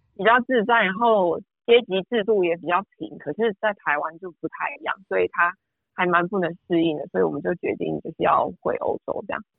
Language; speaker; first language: Chinese; native; Chinese